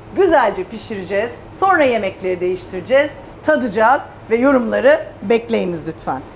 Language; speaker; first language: Turkish; native; Turkish